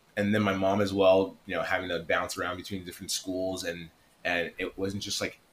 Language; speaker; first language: English; native; English